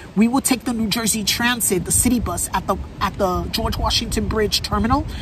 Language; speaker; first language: English; native; English